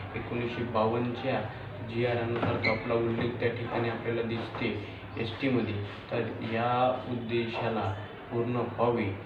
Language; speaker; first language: Marathi; non-native, local second language; Lambadi